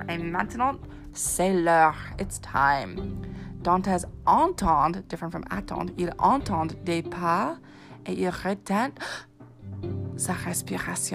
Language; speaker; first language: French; non-native, fluent; English